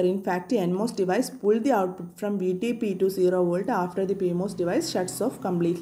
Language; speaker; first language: English; non-native, local second language; Malayalam